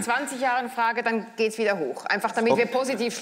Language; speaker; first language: German; native; German